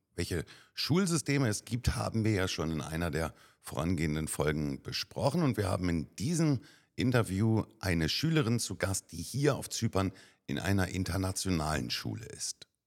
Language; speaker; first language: German; native; German